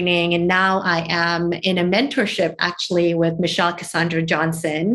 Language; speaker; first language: English; non-native, local second language; Malay